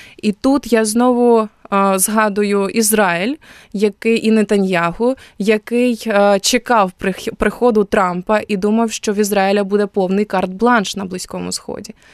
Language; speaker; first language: Ukrainian; native; Ukrainian